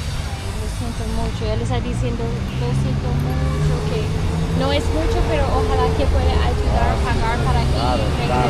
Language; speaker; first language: Spanish; non-native, fluent; English